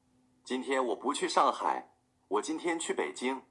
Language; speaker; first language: Chinese; non-native, learner; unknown